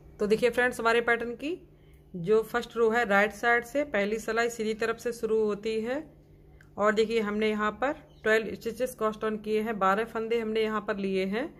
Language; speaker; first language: Hindi; native; Hindi